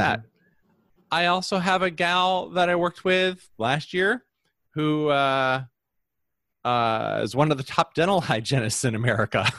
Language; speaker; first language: English; native; English